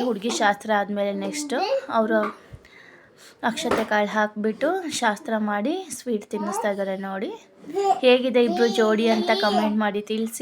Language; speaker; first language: Kannada; native; Kannada